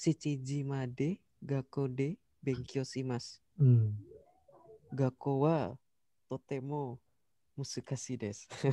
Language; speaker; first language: Japanese; non-native, learner; Indonesian